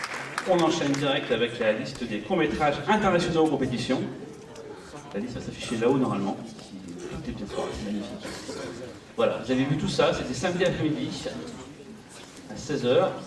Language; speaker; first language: French; native; French